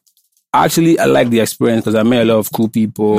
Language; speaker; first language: English; non-native, local second language; Igbo